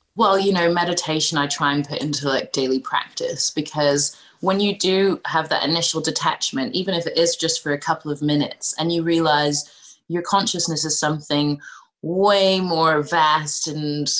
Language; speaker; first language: English; native; English